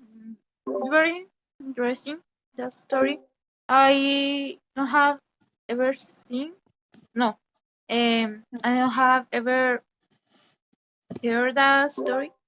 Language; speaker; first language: English; non-native, learner; Spanish